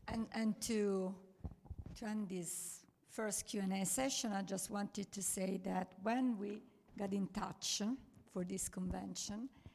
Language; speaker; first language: English; non-native, fluent; Italian